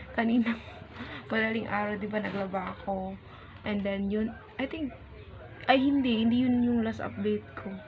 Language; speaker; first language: Filipino; non-native, local second language; Cebuano